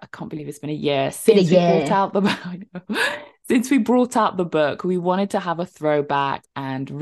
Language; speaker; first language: English; early bilingual, other home language; French